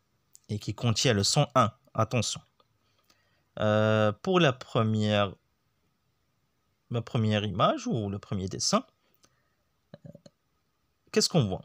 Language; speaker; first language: French; non-native, local second language; Arabic